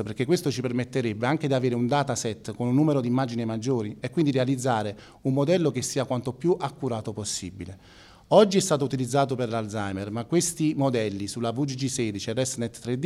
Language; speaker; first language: Italian; native; Italian